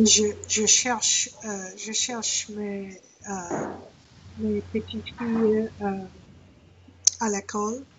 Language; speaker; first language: French; non-native, learner; English